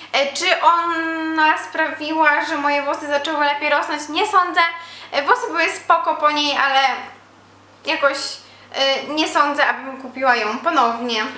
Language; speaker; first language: Polish; native; Polish